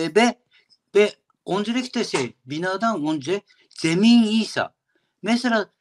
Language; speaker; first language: Turkish; non-native, learner; Japanese